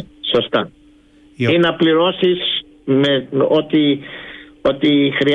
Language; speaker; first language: Greek; early bilingual, heritage; Greek